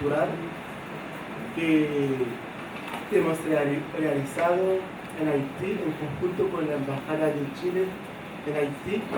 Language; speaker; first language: Spanish; non-native, fluent; Haitian Creole